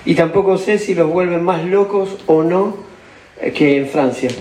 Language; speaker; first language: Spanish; non-native, learner; Italian